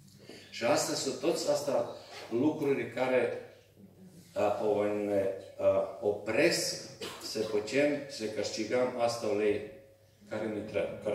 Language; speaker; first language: Romanian; non-native, learner; Serbian